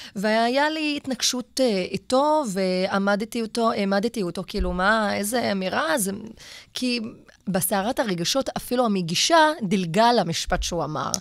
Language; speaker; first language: Hebrew; non-native, local second language; Arabic